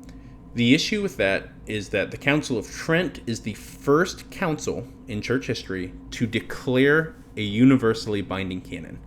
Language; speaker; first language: English; native; English